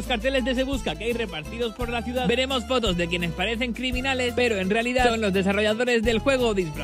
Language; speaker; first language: Spanish; native; Spanish